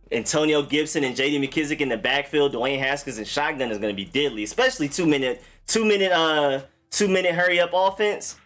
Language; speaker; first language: English; native; English